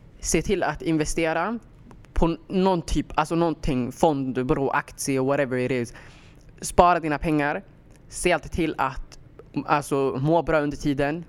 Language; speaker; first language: Swedish; early bilingual, other home language; Somali